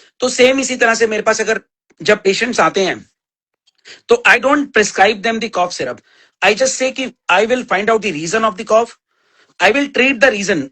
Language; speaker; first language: Hindi; native; Hindi